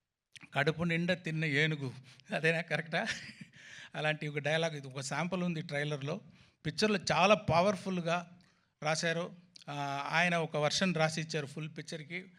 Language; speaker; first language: Telugu; non-native, fluent; Tamil